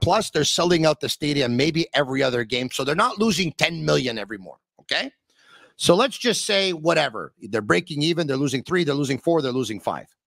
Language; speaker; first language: English; native; English